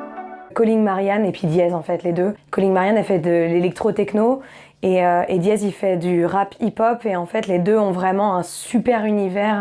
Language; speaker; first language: French; native; French